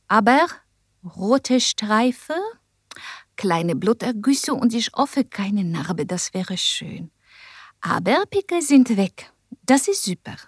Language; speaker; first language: German; non-native, learner; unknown